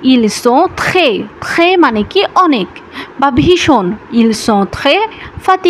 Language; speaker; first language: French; non-native, fluent; Bangla